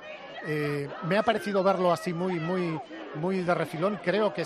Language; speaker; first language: Spanish; native; Spanish